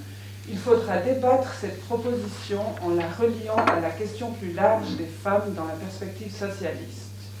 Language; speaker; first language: French; native; French